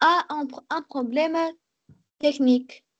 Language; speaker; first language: French; non-native, learner; Arabic